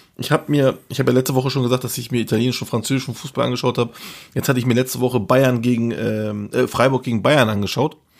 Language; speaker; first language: German; early bilingual, other home language; Turkish